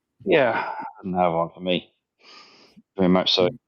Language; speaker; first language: English; native; English